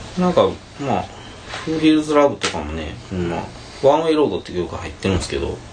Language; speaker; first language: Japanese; native; Japanese